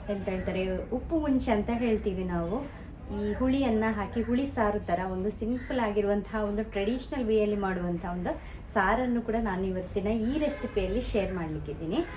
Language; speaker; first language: Kannada; non-native, local second language; Konkani